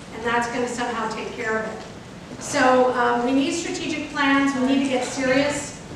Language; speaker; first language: English; native; English